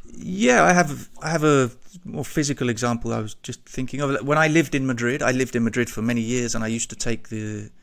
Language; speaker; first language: English; native; English